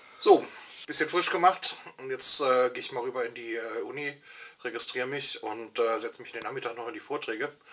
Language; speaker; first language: German; native; German